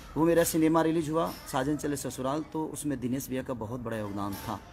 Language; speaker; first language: Hindi; native; Hindi